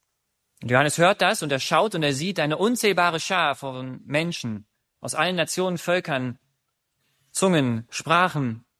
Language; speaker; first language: German; native; German